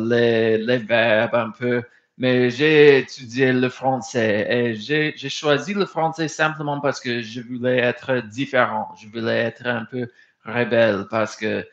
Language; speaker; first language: French; non-native, fluent; English